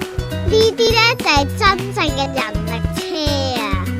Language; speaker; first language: Chinese; native; Chinese